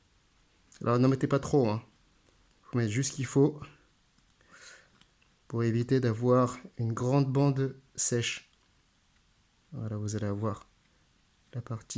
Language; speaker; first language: French; native; French